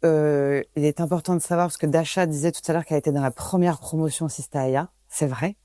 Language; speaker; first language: French; native; French